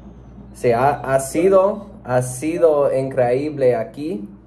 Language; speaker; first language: Spanish; non-native, learner; English